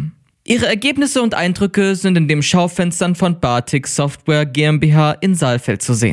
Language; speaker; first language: German; native; German